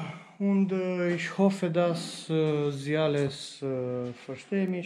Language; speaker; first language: German; non-native, learner; Romanian